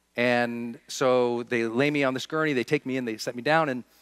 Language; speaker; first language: English; native; English